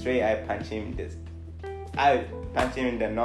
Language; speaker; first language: English; early bilingual, other home language; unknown